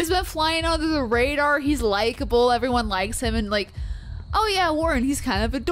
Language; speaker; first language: English; native; English